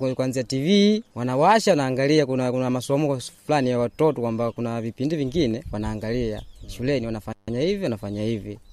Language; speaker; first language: Swahili; non-native, local second language; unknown